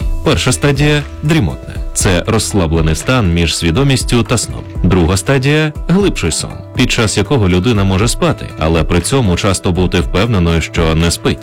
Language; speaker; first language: Ukrainian; native; Ukrainian